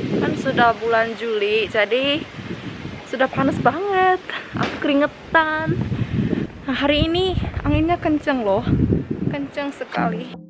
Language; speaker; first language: Indonesian; non-native, learner; Japanese